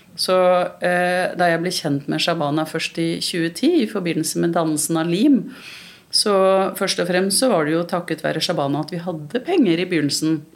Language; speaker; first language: Norwegian; early bilingual, other home language; Urdu